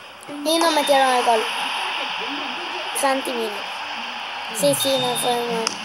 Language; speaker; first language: Spanish; native; Spanish